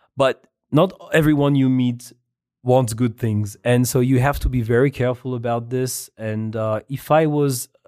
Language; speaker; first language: English; non-native, fluent; French